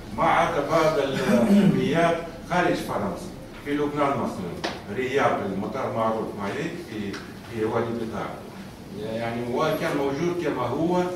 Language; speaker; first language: Arabic; non-native, fluent; Russian